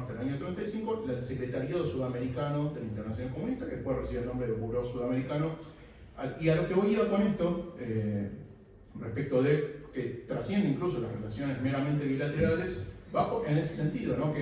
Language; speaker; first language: Spanish; native; Spanish